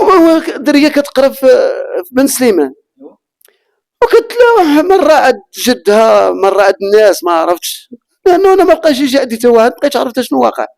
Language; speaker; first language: Arabic; native; Arabic